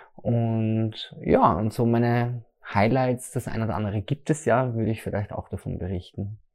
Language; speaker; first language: German; native; German